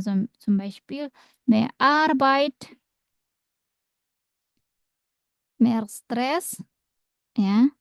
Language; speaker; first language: German; non-native, fluent; Indonesian